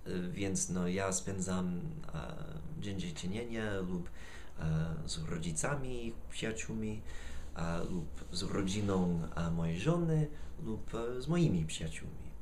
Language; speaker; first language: Polish; non-native, fluent; English